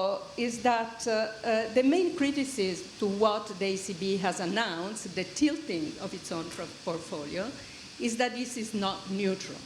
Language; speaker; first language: English; non-native, fluent; German